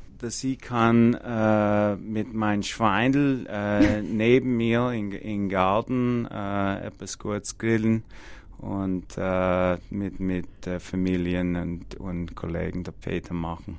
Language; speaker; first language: German; non-native, learner; English